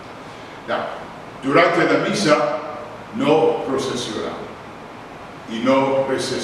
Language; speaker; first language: Spanish; non-native, learner; English